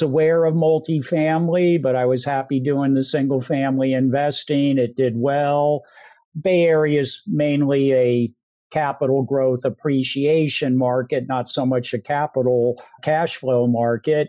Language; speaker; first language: English; native; English